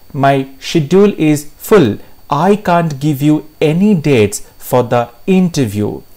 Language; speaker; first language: English; non-native, local second language; Bangla